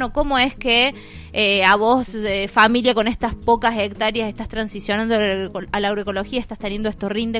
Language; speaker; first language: Spanish; native; Spanish